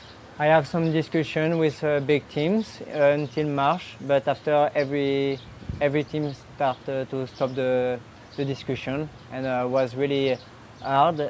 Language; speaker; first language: English; non-native, learner; French